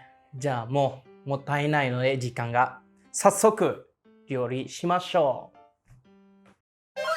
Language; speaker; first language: Japanese; non-native, fluent; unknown